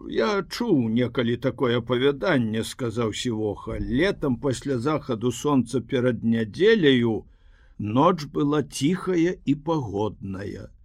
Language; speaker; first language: Belarusian; native; Belarusian